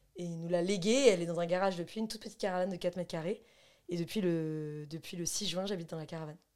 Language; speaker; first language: French; native; French